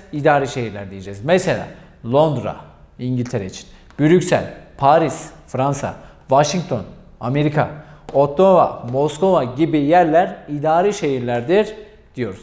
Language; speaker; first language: Turkish; native; Turkish